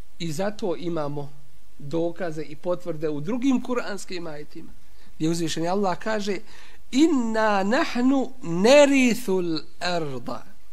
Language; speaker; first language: Bosnian; native; Bosnian